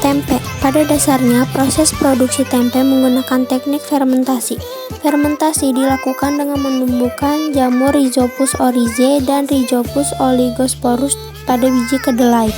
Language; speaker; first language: Indonesian; native; Indonesian